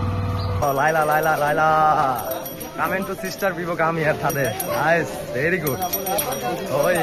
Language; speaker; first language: English; non-native, learner; Bangla